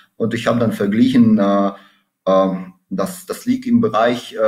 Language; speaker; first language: German; non-native, fluent; Russian